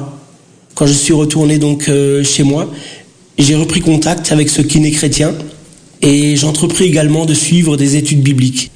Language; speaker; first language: French; early bilingual, other home language; Portuguese